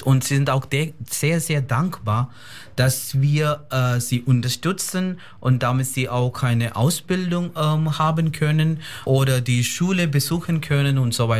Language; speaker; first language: German; non-native, fluent; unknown